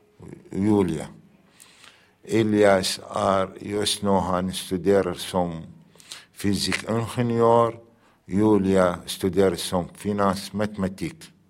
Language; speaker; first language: Swedish; non-native, learner; Arabic